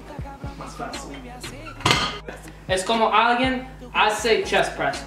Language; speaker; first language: Spanish; non-native, learner; English